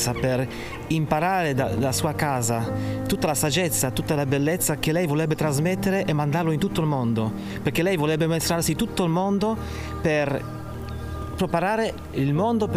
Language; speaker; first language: Italian; non-native, fluent; Polish